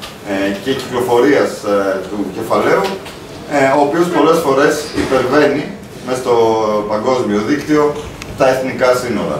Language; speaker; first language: Greek; native; Greek